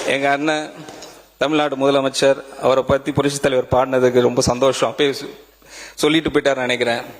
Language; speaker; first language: Tamil; native; Tamil